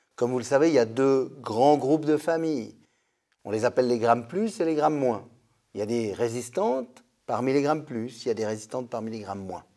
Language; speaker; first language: French; native; French